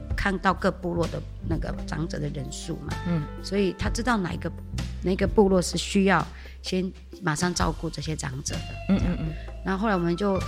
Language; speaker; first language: Chinese; native; Chinese